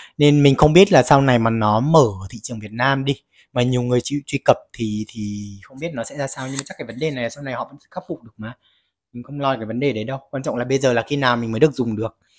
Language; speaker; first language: Vietnamese; native; Vietnamese